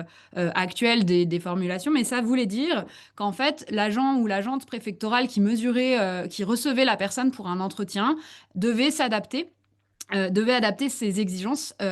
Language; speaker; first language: French; native; French